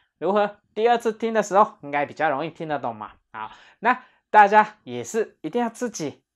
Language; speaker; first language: Chinese; non-native, fluent; Japanese